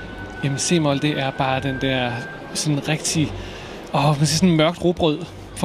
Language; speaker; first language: Danish; native; Danish